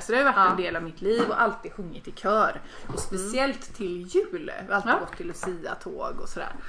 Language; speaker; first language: Swedish; native; Swedish